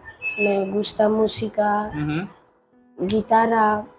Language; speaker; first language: Spanish; non-native, learner; Hindi